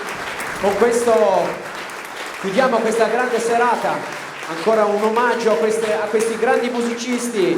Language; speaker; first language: Italian; native; Italian